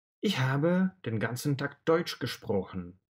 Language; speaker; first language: German; non-native, fluent; Russian